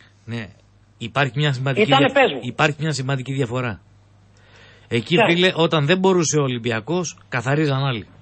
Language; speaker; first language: Greek; native; Greek